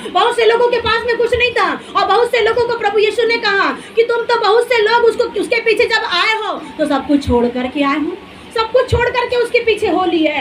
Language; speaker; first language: Hindi; native; Hindi